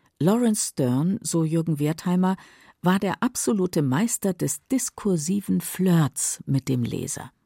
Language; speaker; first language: German; native; German